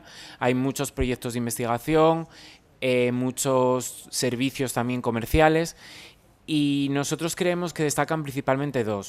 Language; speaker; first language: Spanish; native; Spanish